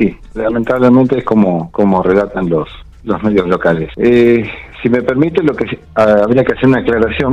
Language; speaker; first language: Spanish; native; Spanish